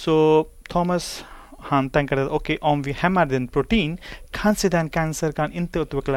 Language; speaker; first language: Swedish; non-native, learner; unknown